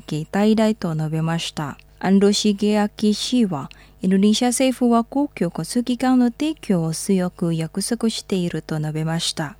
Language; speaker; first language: Japanese; non-native, fluent; Indonesian